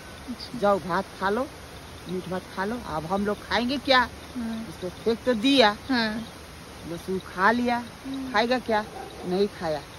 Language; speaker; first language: Hindi; non-native, local second language; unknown